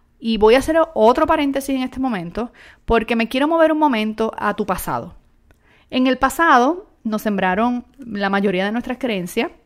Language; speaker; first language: Spanish; native; Spanish